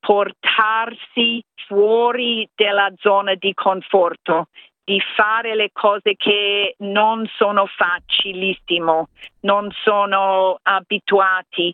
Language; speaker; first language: Italian; non-native, fluent; English